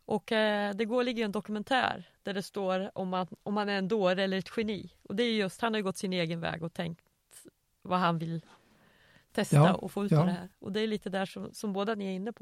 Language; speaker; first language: Swedish; native; Swedish